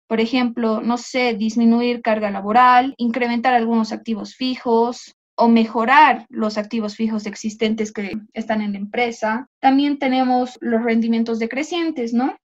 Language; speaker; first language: Spanish; native; Spanish